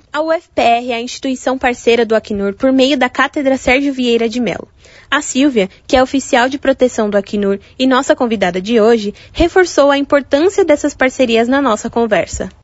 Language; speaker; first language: Portuguese; native; Portuguese